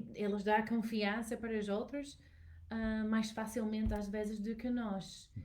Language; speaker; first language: Portuguese; non-native, learner; English